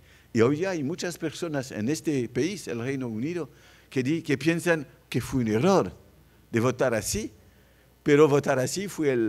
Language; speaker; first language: Spanish; non-native, fluent; French